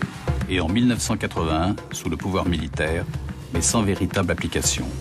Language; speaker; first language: French; native; French